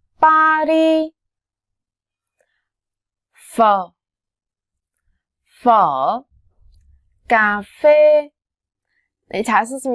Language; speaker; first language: Korean; non-native, fluent; Vietnamese